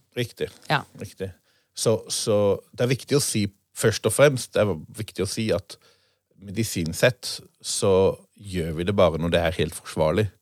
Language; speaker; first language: Norwegian; non-native, fluent; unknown